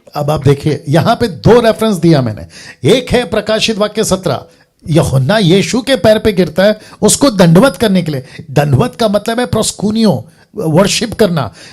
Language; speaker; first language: Hindi; native; Hindi